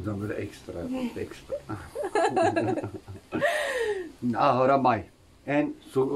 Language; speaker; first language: Spanish; non-native, learner; Turkish